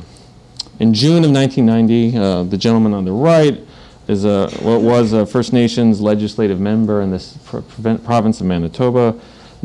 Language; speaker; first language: English; native; English